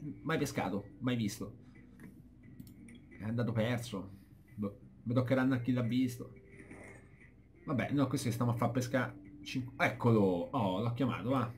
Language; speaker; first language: Italian; native; Italian